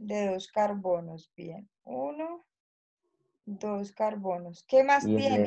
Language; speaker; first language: Spanish; native; Spanish